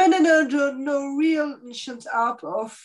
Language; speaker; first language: English; non-native, fluent; French